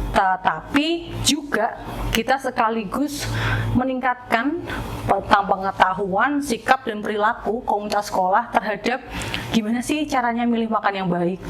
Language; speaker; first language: Indonesian; native; Indonesian